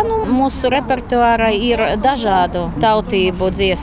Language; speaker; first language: Latvian; non-native, local second language; Russian